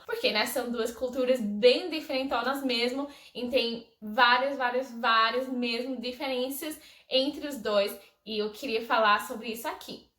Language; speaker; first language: Portuguese; non-native, fluent; English